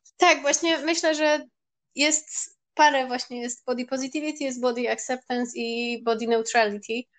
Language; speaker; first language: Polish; early bilingual, heritage; Polish